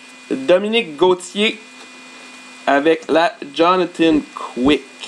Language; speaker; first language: French; native; French